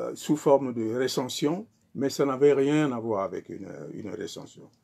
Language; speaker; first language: French; non-native, local second language; Sango